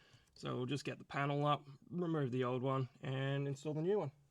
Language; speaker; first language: English; native; English